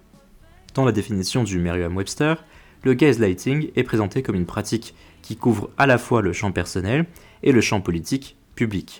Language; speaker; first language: French; native; French